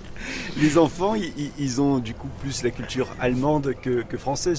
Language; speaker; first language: French; native; French